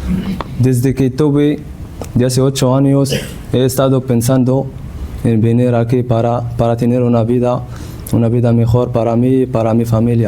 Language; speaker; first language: Spanish; non-native, learner; Central Atlas Tamazight